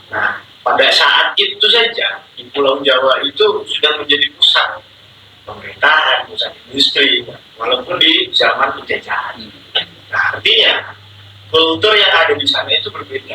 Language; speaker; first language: Indonesian; native; Indonesian